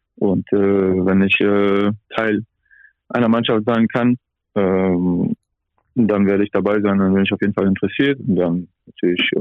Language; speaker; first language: German; non-native, local second language; French